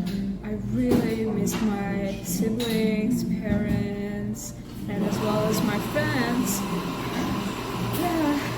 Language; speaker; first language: English; non-native, learner; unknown